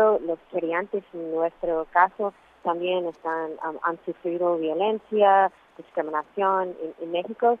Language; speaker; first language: Spanish; non-native, fluent; English